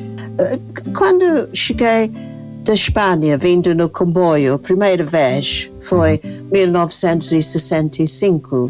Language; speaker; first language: Portuguese; non-native, fluent; English